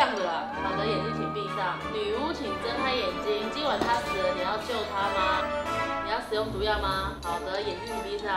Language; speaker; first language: Chinese; native; Chinese